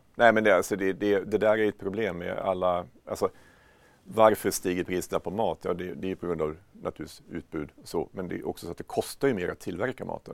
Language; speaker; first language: Swedish; native; Swedish